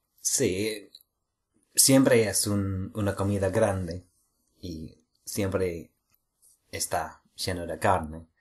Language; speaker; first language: Spanish; non-native, fluent; English